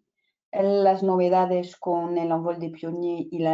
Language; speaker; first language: Spanish; non-native, fluent; French